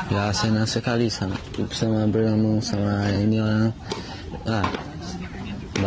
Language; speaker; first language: Indonesian; non-native, learner; Portuguese